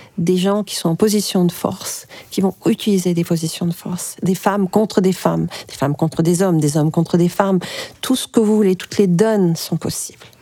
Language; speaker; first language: French; early bilingual, other home language; Arabic